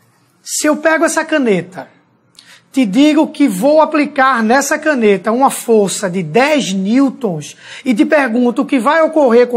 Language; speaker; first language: Portuguese; native; Portuguese